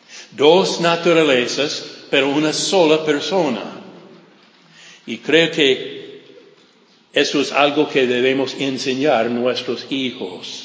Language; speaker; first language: Spanish; non-native, fluent; English